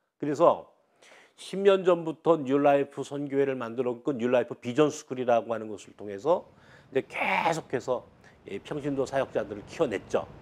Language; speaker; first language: Korean; native; Korean